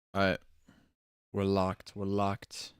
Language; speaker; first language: English; native; English